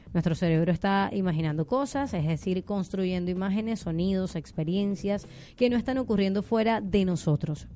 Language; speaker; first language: Spanish; native; Spanish